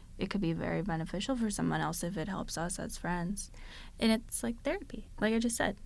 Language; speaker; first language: English; native; English